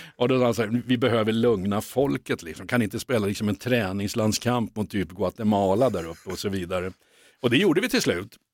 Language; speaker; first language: Swedish; native; Swedish